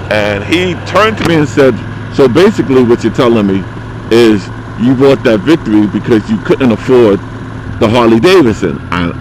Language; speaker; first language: English; native; English